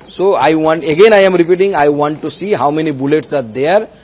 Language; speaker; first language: English; non-native, local second language; Bangla